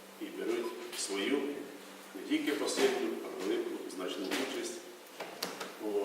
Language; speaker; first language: Ukrainian; native; Ukrainian